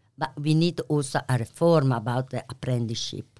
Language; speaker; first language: English; non-native, learner; Italian